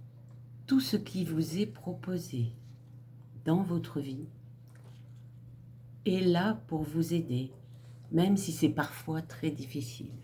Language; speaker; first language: French; native; French